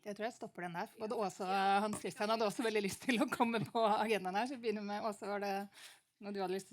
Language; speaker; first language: Norwegian; native; Norwegian